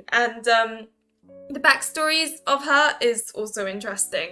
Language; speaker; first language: English; native; English